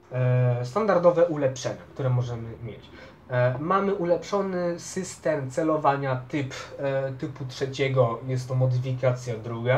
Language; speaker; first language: Polish; native; Polish